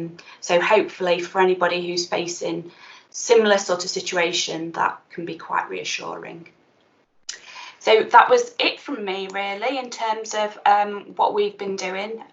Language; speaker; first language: English; native; English